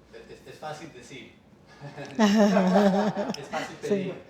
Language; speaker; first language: Spanish; early bilingual, heritage; English